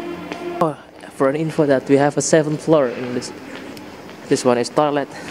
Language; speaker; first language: English; non-native, learner; Indonesian